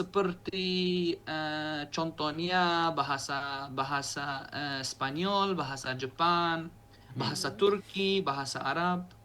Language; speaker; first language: Indonesian; non-native, learner; Arabic